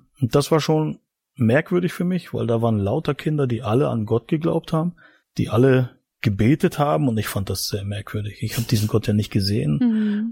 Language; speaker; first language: German; native; German